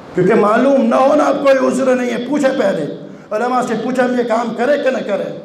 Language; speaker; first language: Urdu; non-native, local second language; Gujarati